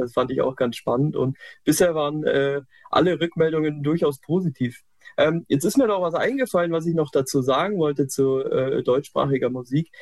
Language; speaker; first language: German; native; German